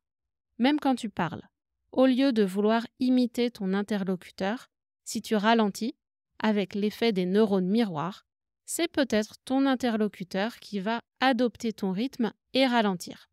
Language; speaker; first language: French; native; French